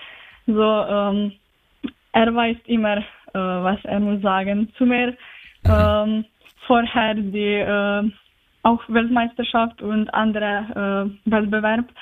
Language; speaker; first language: German; non-native, learner; Slovenian